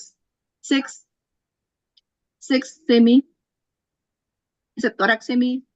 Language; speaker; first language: English; non-native, learner; Indonesian